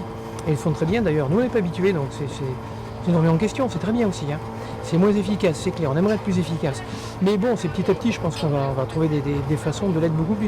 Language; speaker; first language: French; native; French